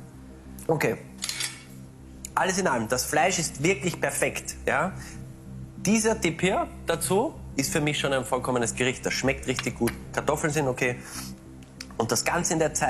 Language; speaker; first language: German; native; German